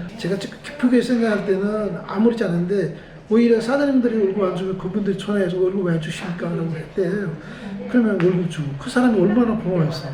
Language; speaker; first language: Korean; non-native, fluent; Nepali